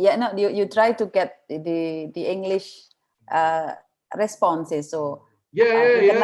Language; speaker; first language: English; non-native, fluent; Indonesian